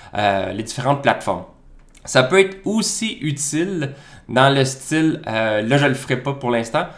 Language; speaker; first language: French; native; French